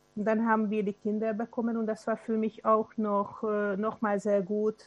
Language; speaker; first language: German; non-native, fluent; Hungarian